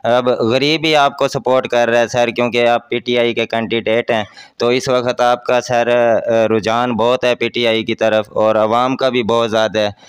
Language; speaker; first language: Urdu; non-native, local second language; Saraiki